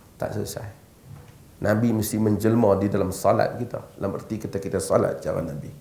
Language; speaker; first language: Malay; native; Malay